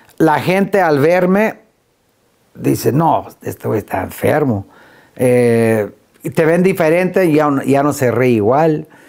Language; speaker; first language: Spanish; early bilingual, heritage; Spanish